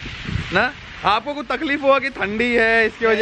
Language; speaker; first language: Hindi; native; Hindi